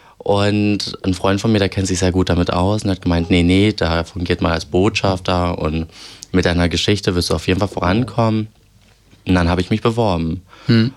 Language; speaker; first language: German; early bilingual, other home language; Albanian